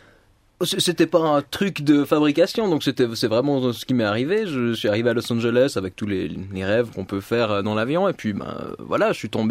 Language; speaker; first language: French; native; French